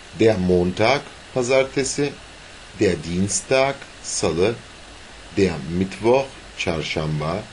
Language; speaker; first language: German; non-native, fluent; Turkish